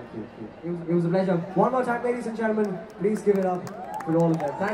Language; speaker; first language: English; non-native, local second language; Hindi